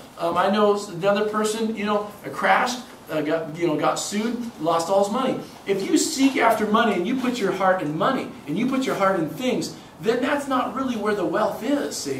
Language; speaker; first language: English; native; English